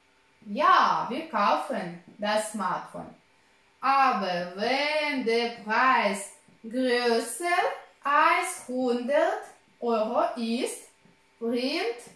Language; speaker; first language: German; non-native, fluent; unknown